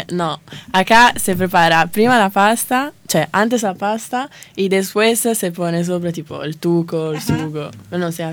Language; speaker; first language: Spanish; non-native, learner; Italian